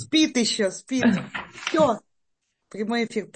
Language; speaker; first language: Russian; native; Russian